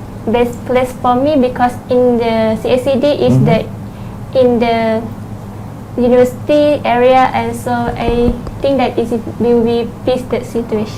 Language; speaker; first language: English; non-native, learner; Thai